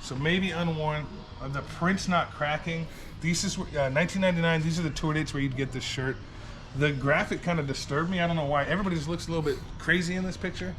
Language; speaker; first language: English; native; English